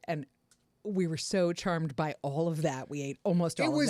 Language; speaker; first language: English; native; English